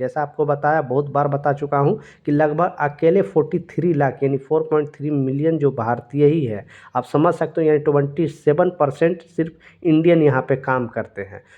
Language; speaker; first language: Hindi; native; Hindi